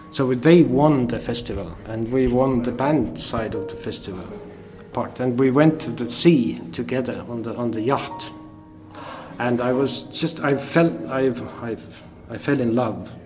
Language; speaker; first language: English; non-native, learner; Estonian